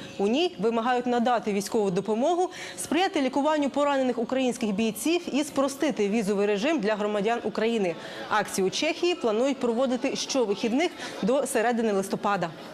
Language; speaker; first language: Ukrainian; native; Ukrainian